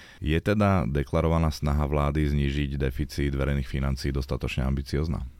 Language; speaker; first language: Slovak; native; Slovak